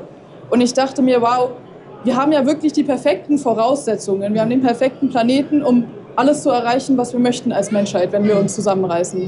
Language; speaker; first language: German; native; German